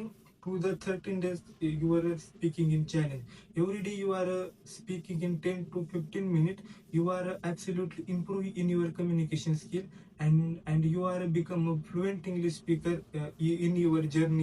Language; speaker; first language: English; non-native, learner; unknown